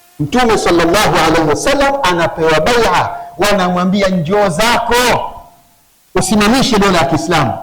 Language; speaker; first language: Swahili; native; Swahili